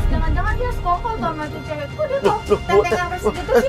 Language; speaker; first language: Indonesian; native; Indonesian